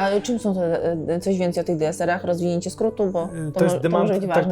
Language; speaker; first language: Polish; native; Polish